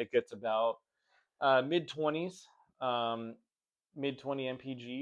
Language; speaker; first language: English; native; English